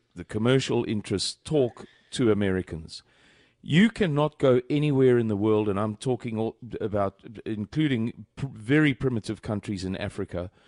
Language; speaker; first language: English; native; English